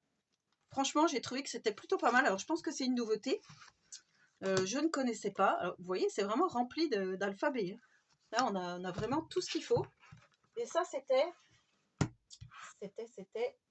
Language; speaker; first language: French; native; French